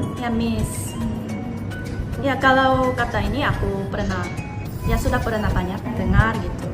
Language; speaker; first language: Indonesian; non-native, fluent; Korean